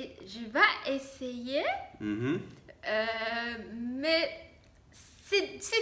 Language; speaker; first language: French; non-native, learner; Japanese